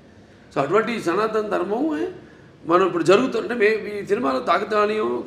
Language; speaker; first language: Telugu; native; Telugu